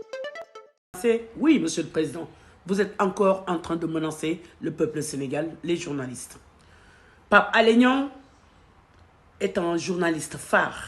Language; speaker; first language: French; non-native, local second language; Wolof